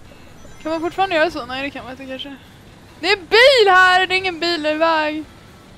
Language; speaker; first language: Swedish; native; Swedish